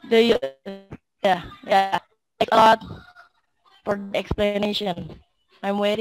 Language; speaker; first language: English; non-native, learner; Indonesian